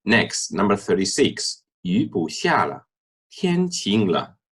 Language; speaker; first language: Chinese; non-native, fluent; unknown